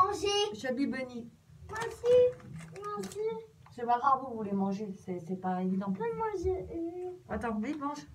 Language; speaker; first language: French; native; French